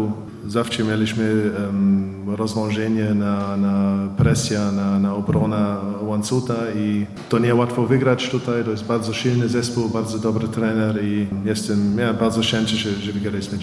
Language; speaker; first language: Polish; non-native, fluent; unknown